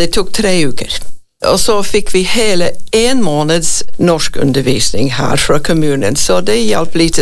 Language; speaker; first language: Norwegian; non-native, fluent; English